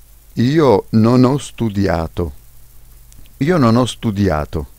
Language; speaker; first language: Italian; non-native, fluent; French